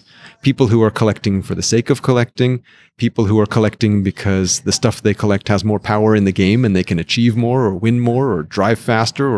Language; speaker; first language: English; native; English